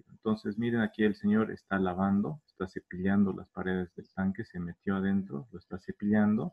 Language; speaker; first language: Spanish; native; Spanish